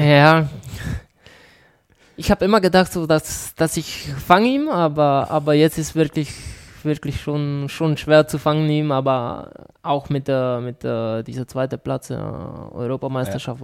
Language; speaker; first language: German; non-native, learner; Czech